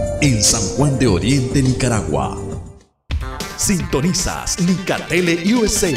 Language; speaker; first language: Spanish; native; Spanish